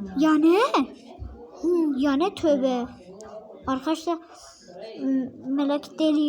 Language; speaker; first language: Turkish; native; Turkish